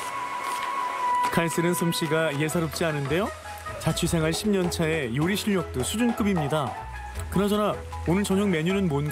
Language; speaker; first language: Korean; native; Korean